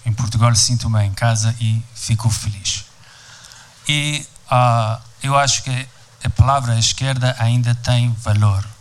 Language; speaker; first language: Portuguese; non-native, fluent; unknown